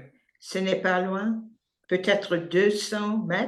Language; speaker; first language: French; non-native, learner; English